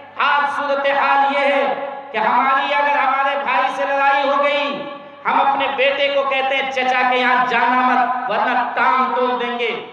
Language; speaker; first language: Urdu; native; Urdu